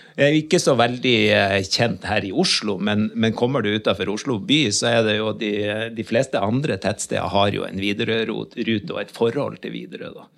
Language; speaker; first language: Norwegian; native; Norwegian